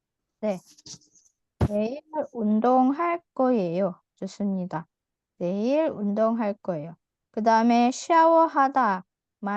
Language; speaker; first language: Korean; non-native, fluent; Indonesian